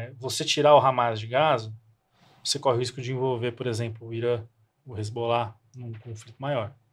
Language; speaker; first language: Portuguese; native; Portuguese